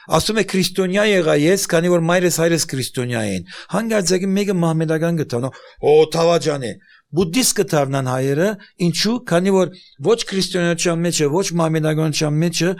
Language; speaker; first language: Armenian; early bilingual, heritage; Armenian